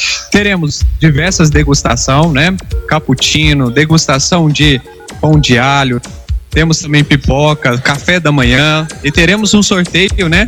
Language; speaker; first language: Portuguese; native; Portuguese